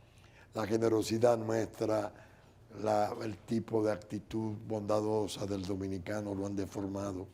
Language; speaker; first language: Spanish; native; Spanish